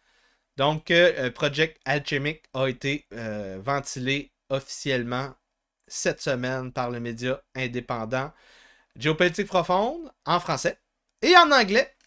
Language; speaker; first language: French; native; French